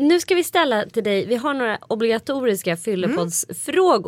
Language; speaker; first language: Swedish; native; Swedish